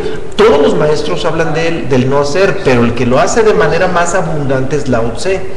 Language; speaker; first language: Spanish; native; Spanish